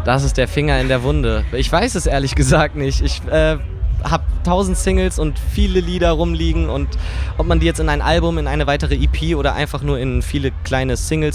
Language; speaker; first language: German; native; German